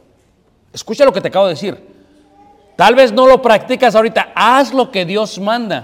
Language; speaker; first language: Spanish; native; Spanish